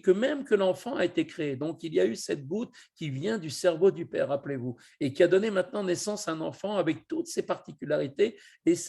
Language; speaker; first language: French; native; French